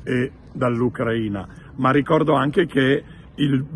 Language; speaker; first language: Italian; native; Italian